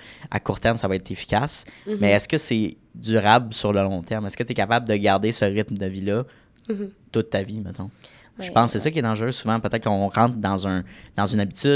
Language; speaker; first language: French; native; French